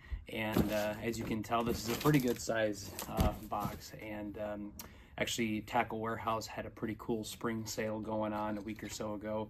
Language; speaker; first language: English; native; English